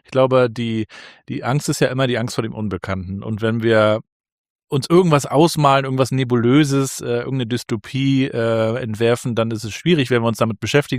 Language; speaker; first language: German; native; German